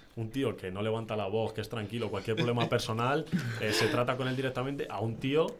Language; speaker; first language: Spanish; native; Spanish